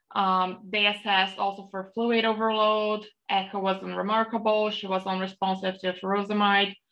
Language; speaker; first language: English; non-native, fluent; Portuguese